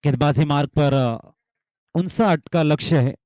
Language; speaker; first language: Hindi; non-native, local second language; Marathi